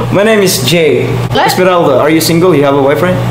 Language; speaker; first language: English; non-native, local second language; Filipino